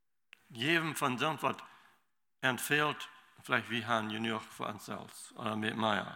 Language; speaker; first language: German; non-native, learner; Low German